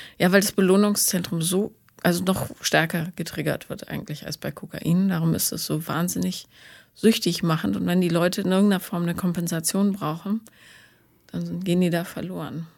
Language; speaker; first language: German; native; German